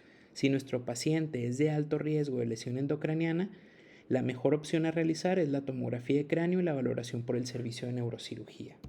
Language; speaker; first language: Spanish; native; Spanish